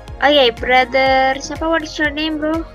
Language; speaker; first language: English; non-native, learner; Indonesian